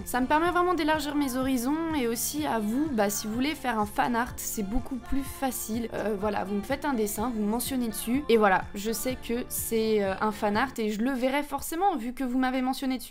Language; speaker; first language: French; native; French